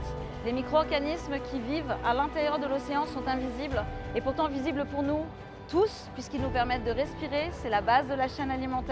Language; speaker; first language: French; native; French